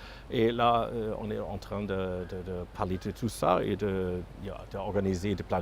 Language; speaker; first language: French; non-native, fluent; German